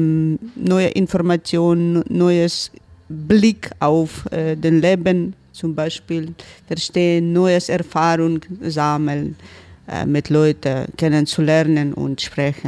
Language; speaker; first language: German; non-native, learner; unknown